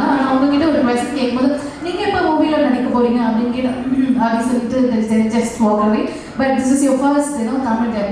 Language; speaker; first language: Tamil; native; Tamil